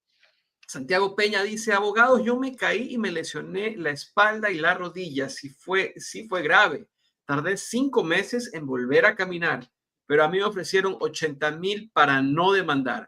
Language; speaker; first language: Spanish; native; Spanish